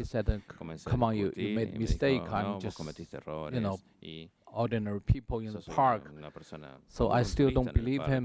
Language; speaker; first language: English; non-native, learner; Chinese